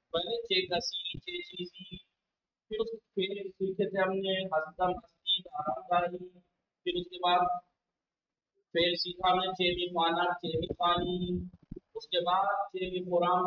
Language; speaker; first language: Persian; non-native, fluent; Urdu